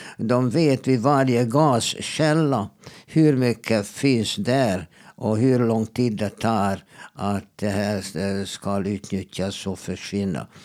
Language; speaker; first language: Swedish; non-native, fluent; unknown